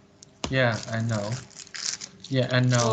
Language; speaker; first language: English; non-native, learner; Vietnamese